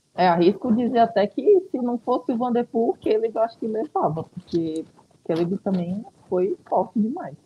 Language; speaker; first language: Portuguese; native; Portuguese